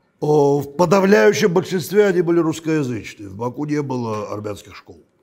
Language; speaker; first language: Russian; non-native, local second language; Armenian